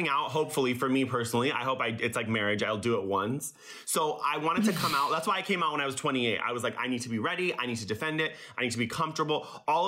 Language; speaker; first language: English; early bilingual, other home language; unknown